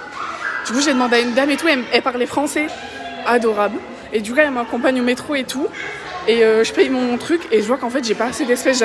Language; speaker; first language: French; native; French